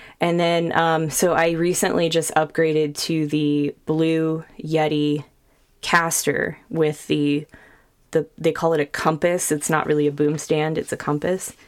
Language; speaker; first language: English; native; English